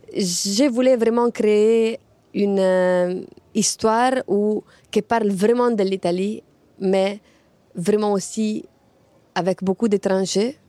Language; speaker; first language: French; non-native, fluent; Italian